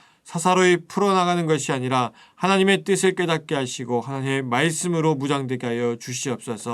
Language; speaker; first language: Korean; native; Korean